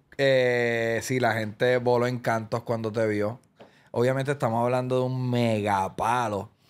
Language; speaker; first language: Spanish; native; Spanish